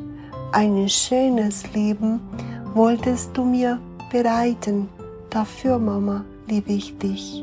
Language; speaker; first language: German; non-native, fluent; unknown